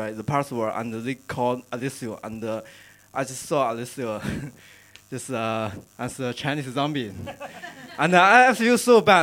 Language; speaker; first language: English; non-native, learner; Chinese